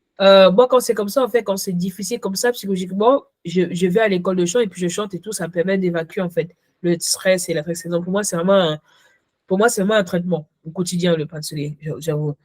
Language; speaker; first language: French; early bilingual, other home language; Ghomala